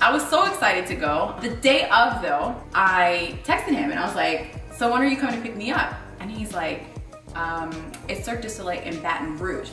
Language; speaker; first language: English; early bilingual, other home language; Spanish